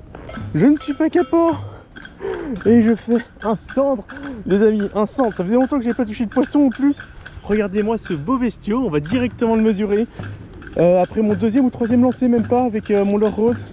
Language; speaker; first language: French; native; French